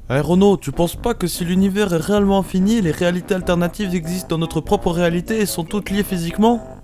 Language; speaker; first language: French; native; French